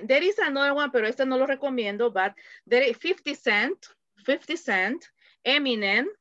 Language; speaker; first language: English; non-native, fluent; Spanish